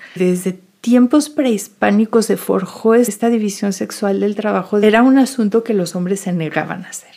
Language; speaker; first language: Spanish; native; Spanish